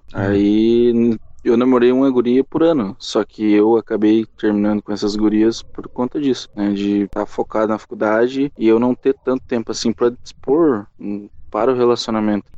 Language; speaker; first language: Portuguese; native; Portuguese